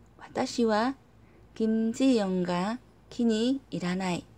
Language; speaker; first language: Japanese; non-native, learner; Korean